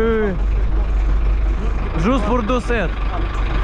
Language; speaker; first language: French; non-native, fluent; Russian